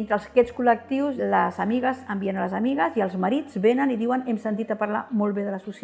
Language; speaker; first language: Catalan; native; Catalan